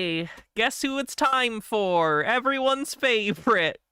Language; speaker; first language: English; native; English